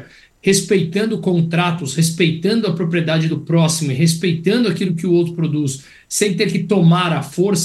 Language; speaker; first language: Portuguese; native; Portuguese